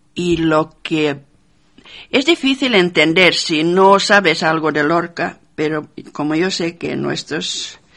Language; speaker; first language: Spanish; non-native, fluent; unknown